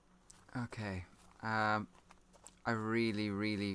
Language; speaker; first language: English; native; English